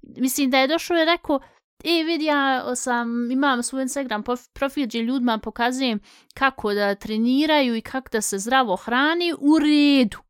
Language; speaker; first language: Bosnian; early bilingual, heritage; Bosnian